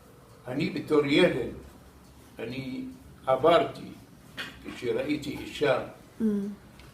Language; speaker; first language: Hebrew; non-native, fluent; Arabic